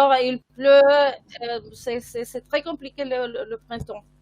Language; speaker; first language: French; non-native, fluent; Spanish